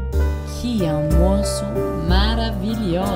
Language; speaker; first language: Portuguese; non-native, learner; English